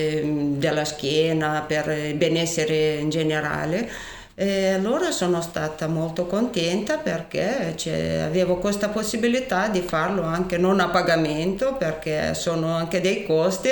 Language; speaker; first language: Italian; non-native, fluent; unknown